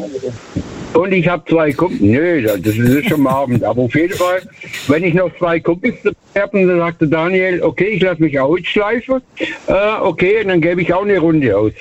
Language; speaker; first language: German; native; German